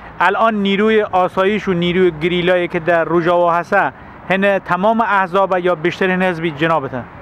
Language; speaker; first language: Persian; non-native, local second language; Kurdish